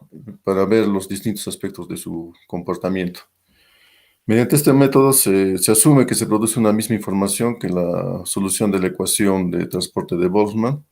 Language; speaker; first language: Spanish; native; Spanish